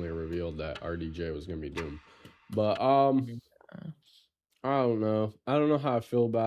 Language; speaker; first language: English; native; English